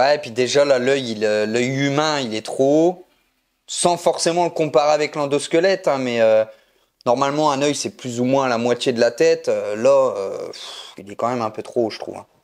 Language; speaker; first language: French; native; French